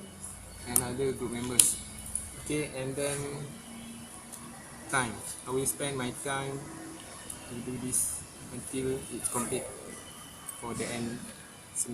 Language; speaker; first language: English; non-native, local second language; Malay